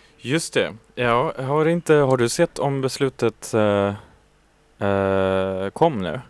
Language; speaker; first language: Swedish; non-native, fluent; German